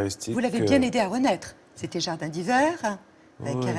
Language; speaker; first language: French; native; French